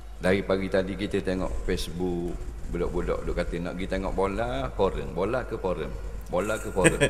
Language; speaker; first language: Malay; native; Malay